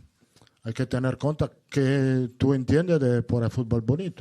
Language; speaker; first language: Spanish; non-native, fluent; Italian